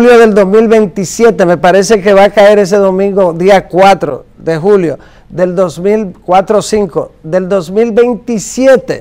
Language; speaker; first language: Spanish; native; Spanish